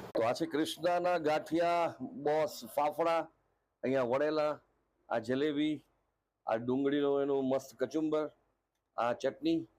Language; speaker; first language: Gujarati; native; Gujarati